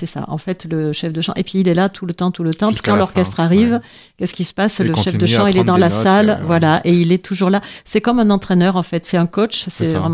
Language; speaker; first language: French; native; French